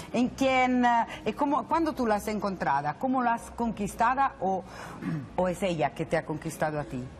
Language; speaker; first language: Spanish; non-native, fluent; Italian